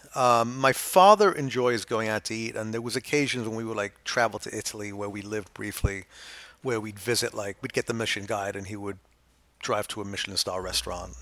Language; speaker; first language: English; native; English